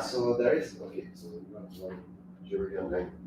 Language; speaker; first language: English; non-native, fluent; French